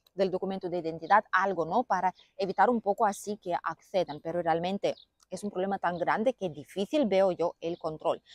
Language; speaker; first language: Spanish; non-native, fluent; Lithuanian